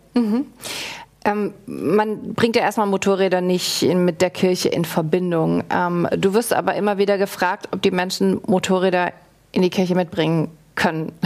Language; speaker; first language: German; native; German